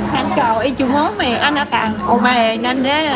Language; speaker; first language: Japanese; non-native, learner; Vietnamese